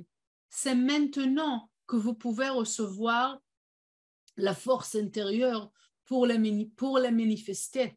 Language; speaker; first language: French; non-native, fluent; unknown